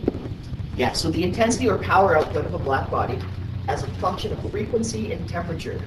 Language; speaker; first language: English; native; English